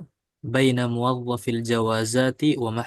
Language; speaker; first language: Arabic; non-native, fluent; Indonesian